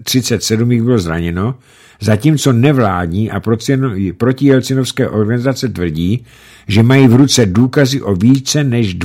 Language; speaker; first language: Czech; native; Czech